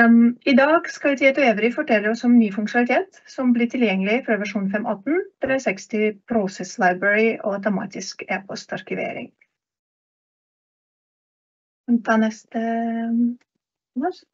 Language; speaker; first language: Norwegian; non-native, fluent; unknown